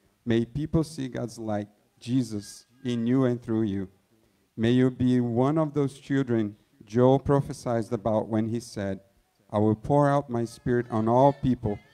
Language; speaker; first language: English; non-native, fluent; Portuguese